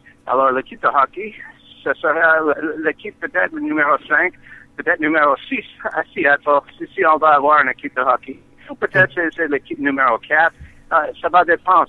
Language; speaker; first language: French; non-native, learner; English